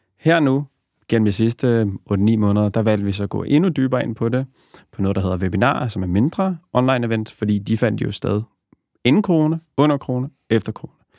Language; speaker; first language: Danish; early bilingual, other home language; Bosnian